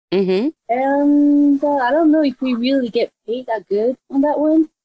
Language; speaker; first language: English; non-native, fluent; Japanese